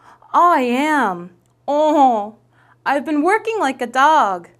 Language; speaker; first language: English; native; English